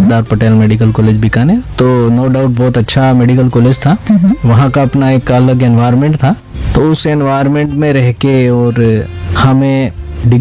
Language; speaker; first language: Hindi; native; Hindi